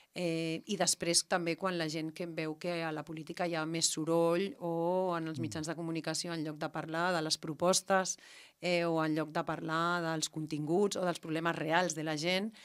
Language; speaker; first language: Catalan; native; Catalan